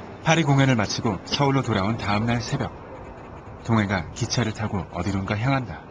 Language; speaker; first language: Korean; native; Korean